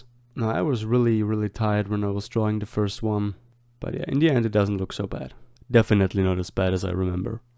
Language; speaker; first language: English; non-native, fluent; German